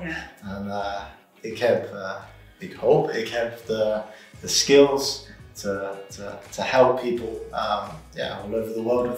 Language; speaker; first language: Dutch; non-native, learner; English